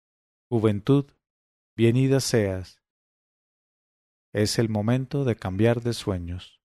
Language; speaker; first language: Spanish; native; Spanish